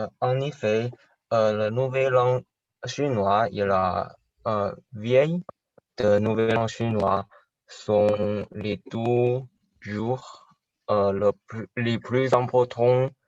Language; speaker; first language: French; non-native, learner; Chinese